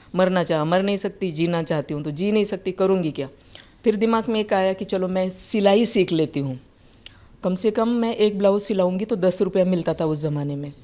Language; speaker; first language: Hindi; non-native, local second language; Marathi